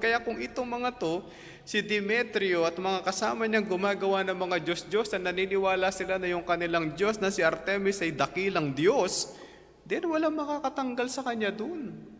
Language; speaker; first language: Filipino; non-native, local second language; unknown